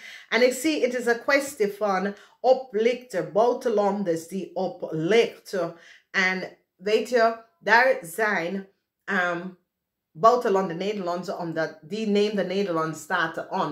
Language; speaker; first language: Dutch; non-native, fluent; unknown